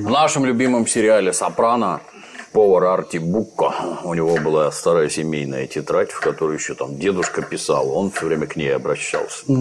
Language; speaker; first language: Russian; native; Russian